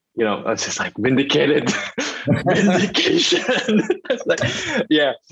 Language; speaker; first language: English; non-native, local second language; Filipino